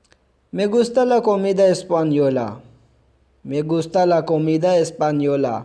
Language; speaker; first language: Spanish; non-native, fluent; Urdu